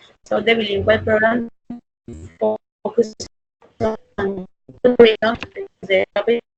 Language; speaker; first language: English; non-native, learner; Spanish